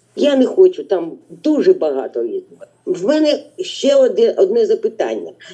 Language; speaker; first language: Ukrainian; non-native, local second language; Russian